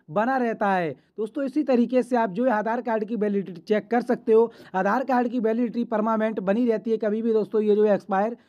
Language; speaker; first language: Hindi; native; Hindi